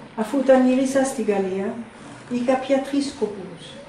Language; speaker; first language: Greek; non-native, fluent; French